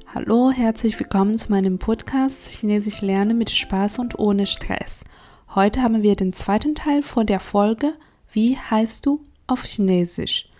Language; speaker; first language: German; non-native, fluent; Chinese